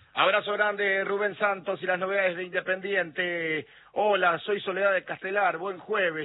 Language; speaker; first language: Spanish; native; Spanish